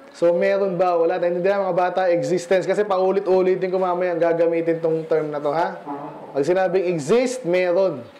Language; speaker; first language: Filipino; native; Filipino